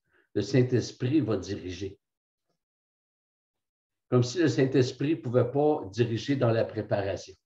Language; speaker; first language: French; native; French